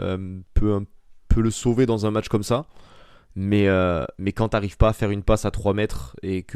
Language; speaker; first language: French; native; French